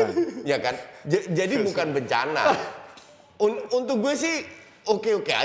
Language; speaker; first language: Indonesian; native; Indonesian